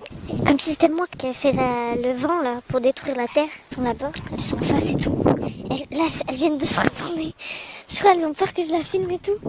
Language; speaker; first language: French; native; French